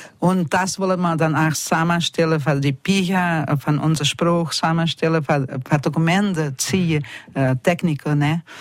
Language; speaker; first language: German; early bilingual, heritage; German